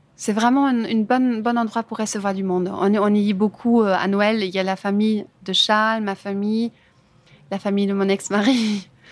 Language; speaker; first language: French; non-native, fluent; German